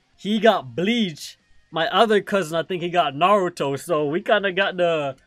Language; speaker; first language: English; non-native, local second language; Jamaican Creole English